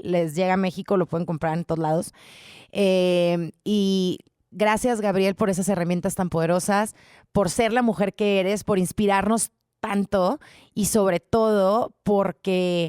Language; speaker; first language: Spanish; native; Spanish